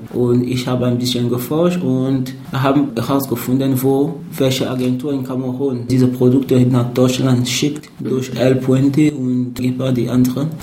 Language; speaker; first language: German; non-native, fluent; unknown